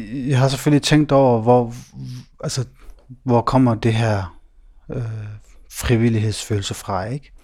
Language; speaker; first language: Danish; early bilingual, other home language; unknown